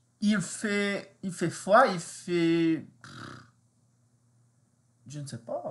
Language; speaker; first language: French; non-native, fluent; English